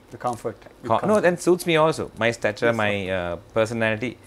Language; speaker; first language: English; non-native, local second language; Sinhala